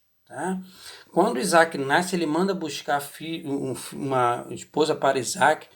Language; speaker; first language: Portuguese; native; Portuguese